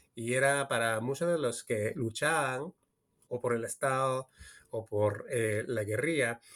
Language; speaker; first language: Spanish; early bilingual, heritage; Spanish